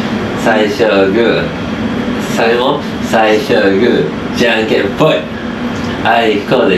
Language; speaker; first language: Japanese; non-native, learner; Portuguese